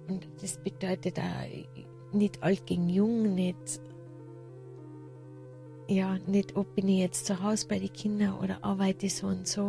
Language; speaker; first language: German; native; German